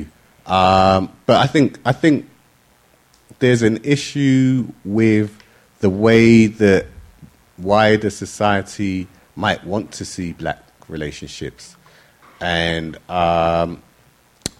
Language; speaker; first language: English; native; English